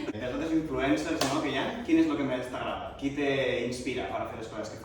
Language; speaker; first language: Catalan; native; Catalan